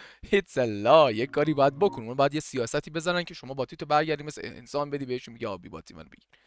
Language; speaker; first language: Persian; native; Persian